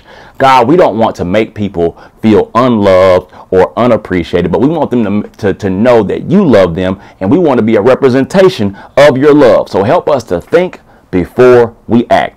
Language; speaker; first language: English; native; English